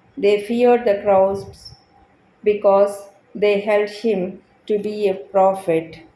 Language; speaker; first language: English; non-native, local second language; Telugu